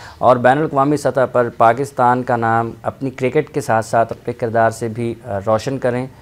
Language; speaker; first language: Urdu; non-native, local second language; Punjabi